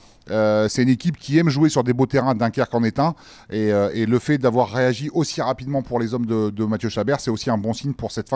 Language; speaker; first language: French; native; French